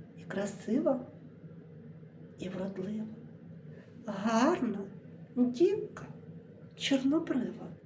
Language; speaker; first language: Ukrainian; native; Ukrainian